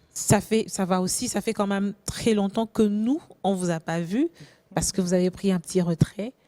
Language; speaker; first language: French; non-native, local second language; Lingala